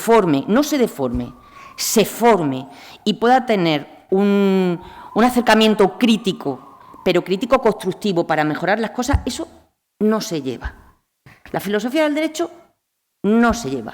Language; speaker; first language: Spanish; native; Spanish